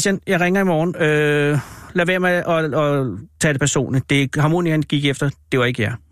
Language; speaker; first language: Danish; native; Danish